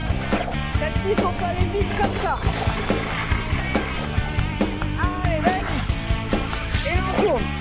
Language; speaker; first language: French; native; French